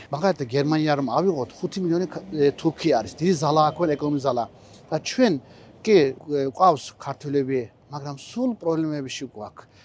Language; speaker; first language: Georgian; early bilingual, heritage; Georgian